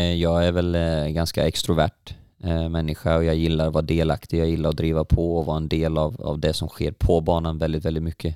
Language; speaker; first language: Swedish; native; Swedish